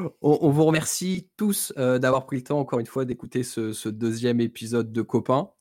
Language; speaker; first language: French; native; French